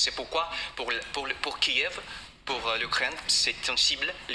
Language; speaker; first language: French; non-native, fluent; Russian